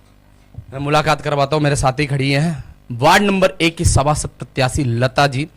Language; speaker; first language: Hindi; native; Hindi